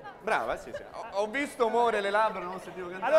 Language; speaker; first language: Italian; native; Italian